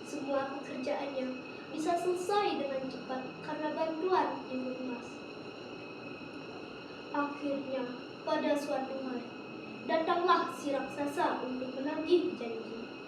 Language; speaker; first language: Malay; non-native, local second language; Balinese